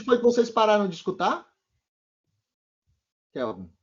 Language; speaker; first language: Portuguese; native; Portuguese